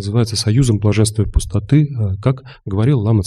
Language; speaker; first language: Russian; native; Russian